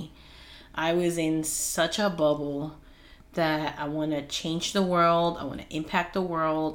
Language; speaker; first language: English; non-native, fluent; Spanish